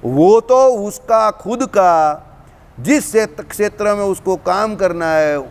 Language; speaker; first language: Hindi; non-native, local second language; Gujarati